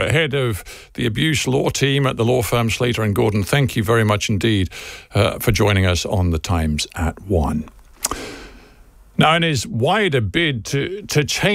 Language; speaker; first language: English; native; English